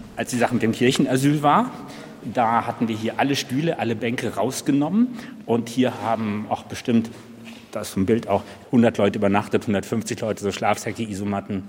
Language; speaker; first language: German; native; German